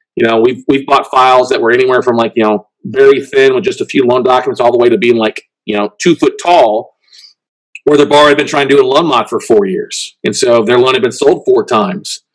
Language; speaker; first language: English; native; English